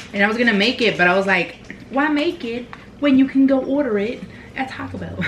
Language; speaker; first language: English; early bilingual, other home language; Spanish